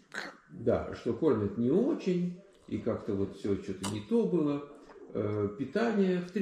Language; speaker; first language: Russian; native; Russian